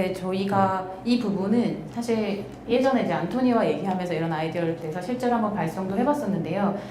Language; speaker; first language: Korean; native; Korean